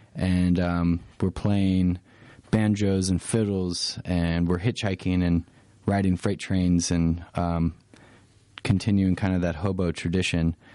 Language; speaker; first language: English; native; English